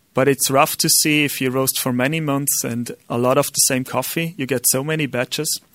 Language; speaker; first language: English; non-native, fluent; German